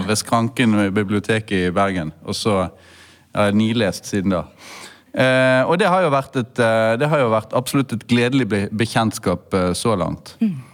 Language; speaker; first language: Norwegian; native; Norwegian